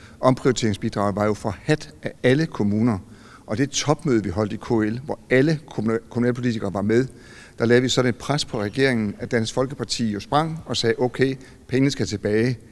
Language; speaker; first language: Danish; native; Danish